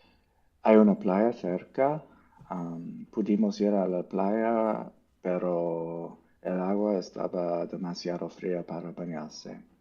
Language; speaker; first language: Spanish; non-native, learner; English